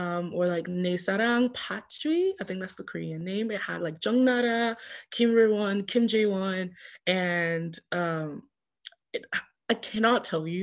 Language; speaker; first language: English; early bilingual, other home language; French